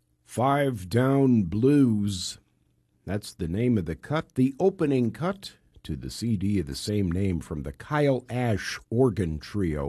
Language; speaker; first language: English; native; English